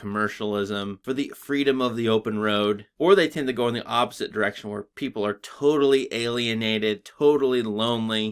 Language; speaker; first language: English; native; English